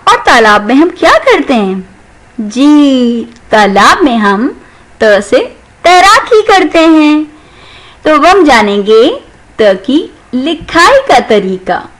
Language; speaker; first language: Urdu; non-native, local second language; Sindhi